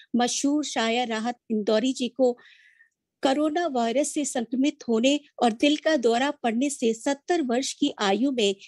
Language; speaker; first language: Hindi; native; Hindi